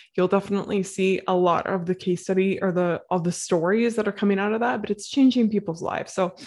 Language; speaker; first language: English; native; English